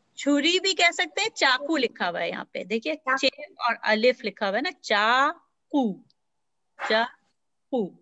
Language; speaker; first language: Urdu; native; Urdu